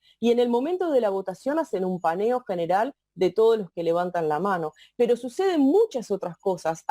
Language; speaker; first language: Spanish; native; Spanish